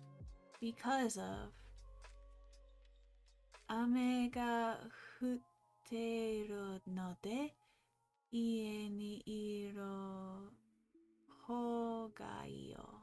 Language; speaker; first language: Japanese; non-native, learner; English